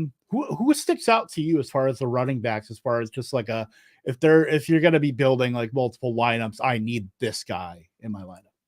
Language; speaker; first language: English; native; English